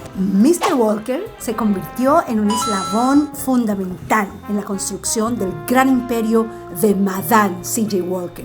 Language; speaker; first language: Spanish; native; Spanish